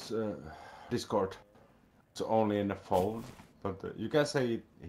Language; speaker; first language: English; non-native, learner; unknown